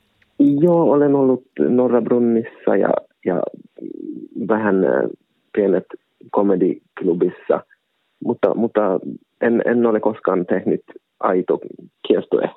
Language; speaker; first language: Finnish; non-native, local second language; Swedish